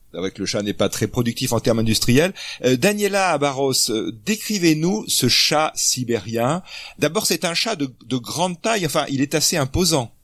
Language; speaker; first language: French; native; French